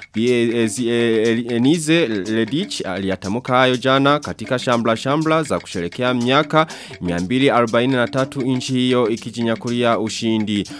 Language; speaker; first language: Swahili; non-native, local second language; Rundi